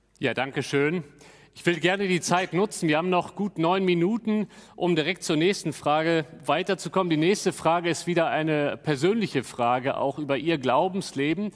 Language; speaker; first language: German; native; German